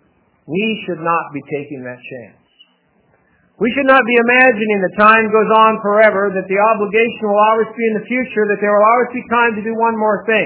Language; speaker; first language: English; native; English